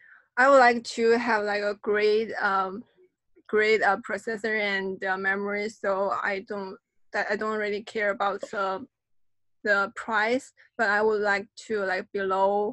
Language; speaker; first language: English; non-native, fluent; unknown